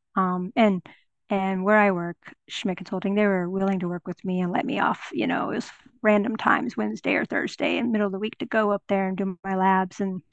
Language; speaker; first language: English; native; English